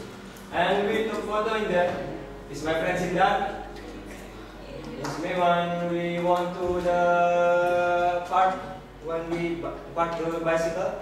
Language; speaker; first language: English; non-native, learner; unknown